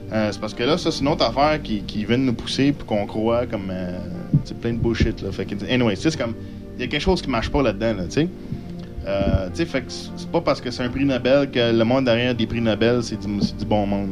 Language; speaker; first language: French; native; French